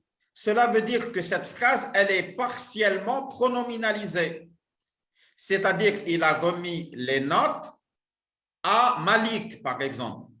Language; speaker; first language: French; non-native, local second language; Arabic